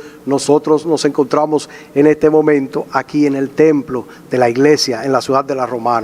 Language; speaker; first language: Spanish; native; Spanish